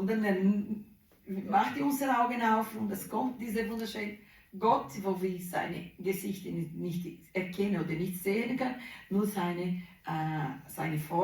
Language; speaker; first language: German; non-native, learner; Portuguese